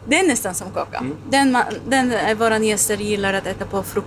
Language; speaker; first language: Swedish; non-native, learner; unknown